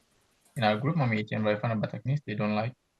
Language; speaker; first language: English; non-native, fluent; Indonesian